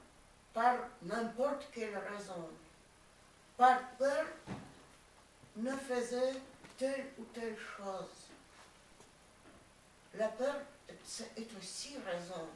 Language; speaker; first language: French; non-native, fluent; Russian